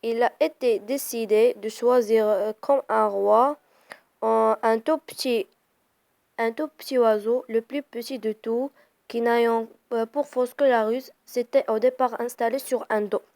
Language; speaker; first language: French; non-native, local second language; Arabic